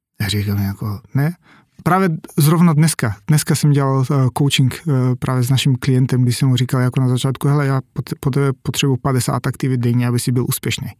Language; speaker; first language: Czech; non-native, fluent; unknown